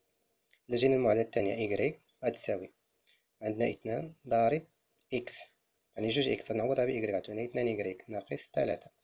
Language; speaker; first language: Arabic; native; Arabic